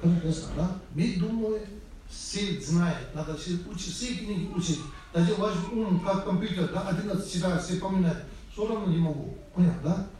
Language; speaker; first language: Russian; non-native, fluent; Tibetan